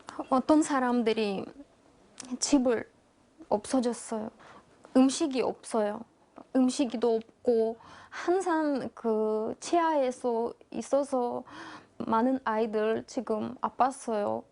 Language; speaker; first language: Korean; non-native, learner; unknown